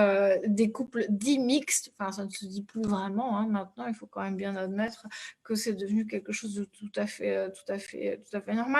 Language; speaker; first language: French; native; French